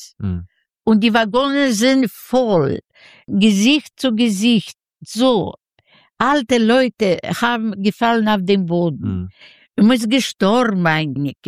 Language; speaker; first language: German; non-native, fluent; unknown